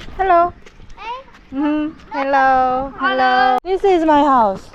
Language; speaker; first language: English; non-native, learner; Korean